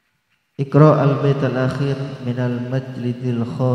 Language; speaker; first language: Arabic; non-native, fluent; Indonesian